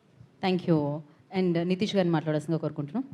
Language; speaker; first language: Telugu; native; Telugu